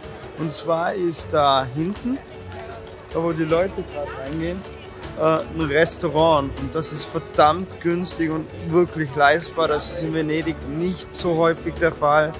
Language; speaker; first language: German; native; German